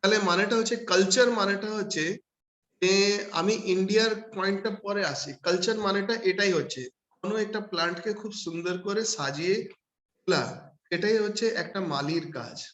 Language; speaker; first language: Bangla; non-native, local second language; Hindi